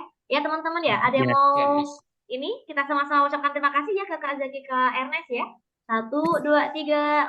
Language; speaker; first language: Indonesian; native; Indonesian